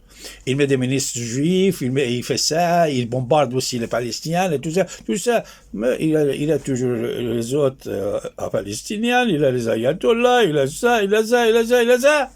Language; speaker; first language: French; non-native, fluent; Persian